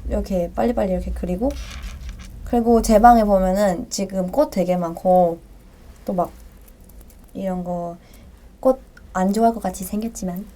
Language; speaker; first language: Korean; non-native, fluent; Thai